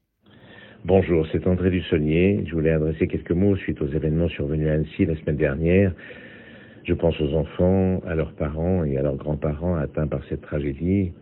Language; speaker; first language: French; native; French